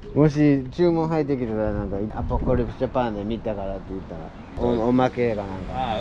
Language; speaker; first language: Japanese; non-native, fluent; English